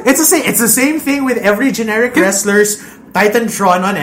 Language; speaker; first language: English; non-native, local second language; Filipino